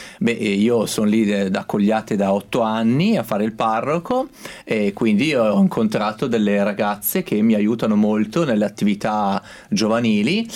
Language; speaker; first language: Italian; native; Italian